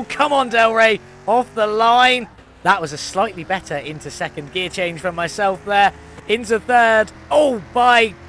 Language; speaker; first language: English; native; English